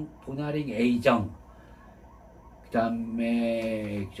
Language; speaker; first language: Korean; native; Korean